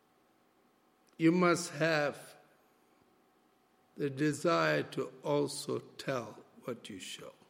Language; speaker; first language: English; non-native, local second language; Malay